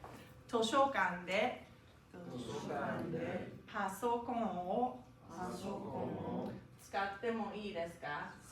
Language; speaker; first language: Japanese; non-native, fluent; English